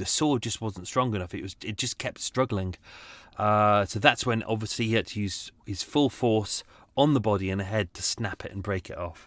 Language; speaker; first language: English; native; English